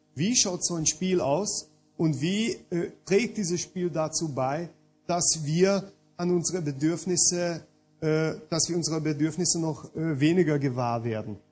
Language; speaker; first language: German; non-native, fluent; Hungarian